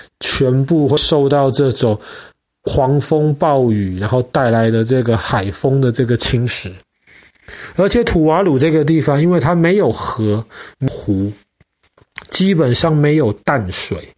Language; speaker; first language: Chinese; native; Chinese